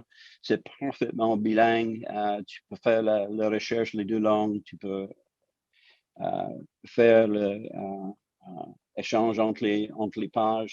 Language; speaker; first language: French; non-native, local second language; English